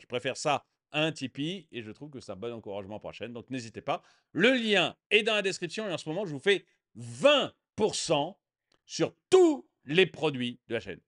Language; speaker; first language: French; native; French